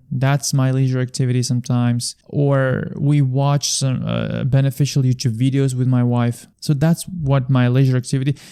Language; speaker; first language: English; non-native, fluent; Uzbek